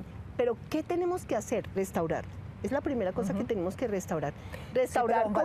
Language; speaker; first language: Spanish; native; Spanish